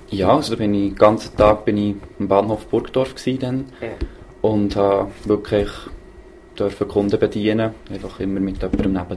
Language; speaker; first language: German; native; German